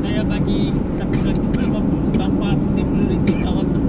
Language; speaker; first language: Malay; non-native, learner; Bangla